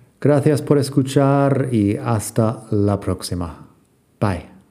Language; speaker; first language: Spanish; non-native, fluent; English